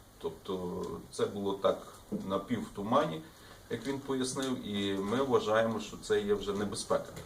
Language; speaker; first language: Ukrainian; native; Ukrainian